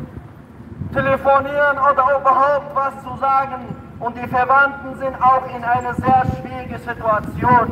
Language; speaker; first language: German; non-native, fluent; Tajik